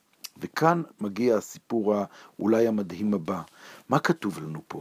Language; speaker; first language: Hebrew; native; Hebrew